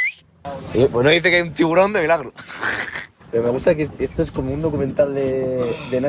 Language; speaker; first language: Spanish; native; Spanish